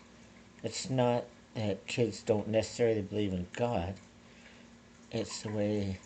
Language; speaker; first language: English; native; English